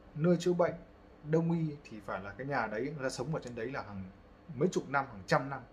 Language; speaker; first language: Vietnamese; native; Vietnamese